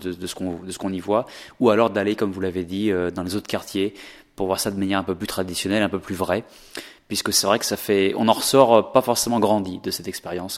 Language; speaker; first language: French; native; French